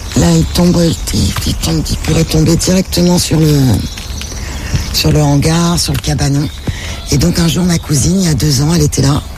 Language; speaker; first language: French; native; French